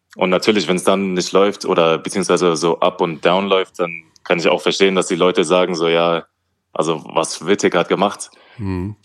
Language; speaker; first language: German; native; German